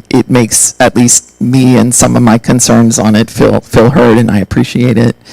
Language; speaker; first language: English; native; English